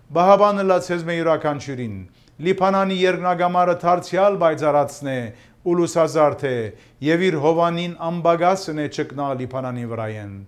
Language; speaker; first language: Armenian; early bilingual, heritage; Armenian